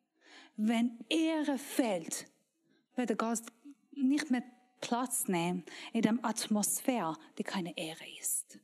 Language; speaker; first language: German; non-native, learner; Persian